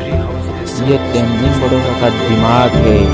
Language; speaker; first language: Hindi; non-native, local second language; Bodo